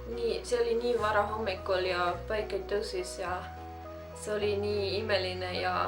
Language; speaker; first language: Estonian; non-native, fluent; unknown